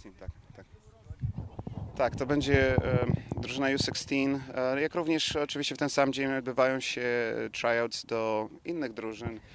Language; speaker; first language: Polish; native; Polish